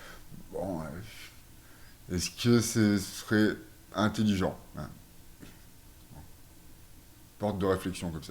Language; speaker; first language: French; native; French